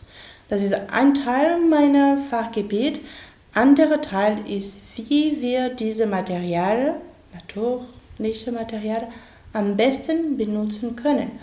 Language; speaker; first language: German; non-native, fluent; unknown